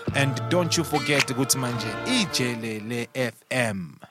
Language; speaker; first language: English; non-native, local second language; Swati